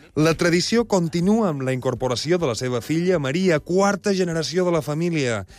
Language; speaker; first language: Catalan; native; Catalan